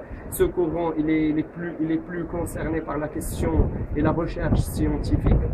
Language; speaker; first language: French; non-native, local second language; Arabic